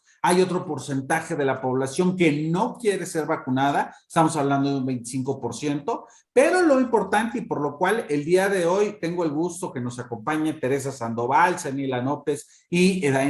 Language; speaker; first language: Spanish; native; Spanish